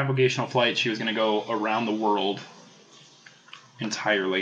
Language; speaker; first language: English; native; English